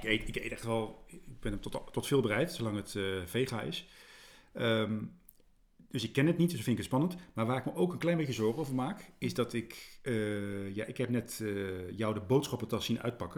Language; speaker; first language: Dutch; native; Dutch